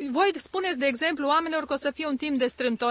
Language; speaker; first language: Romanian; native; Romanian